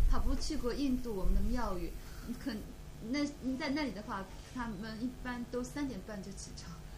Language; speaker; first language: Chinese; native; Chinese